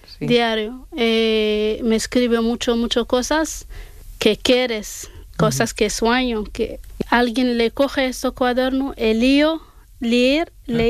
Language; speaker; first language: Spanish; non-native, learner; Arabic